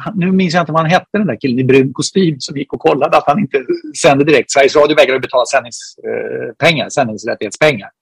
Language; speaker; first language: Swedish; native; Swedish